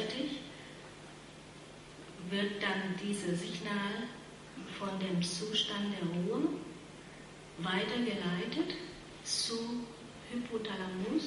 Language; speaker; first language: German; non-native, fluent; Vietnamese